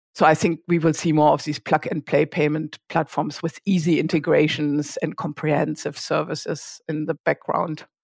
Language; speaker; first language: English; non-native, fluent; German